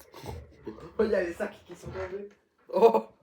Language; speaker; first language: French; native; French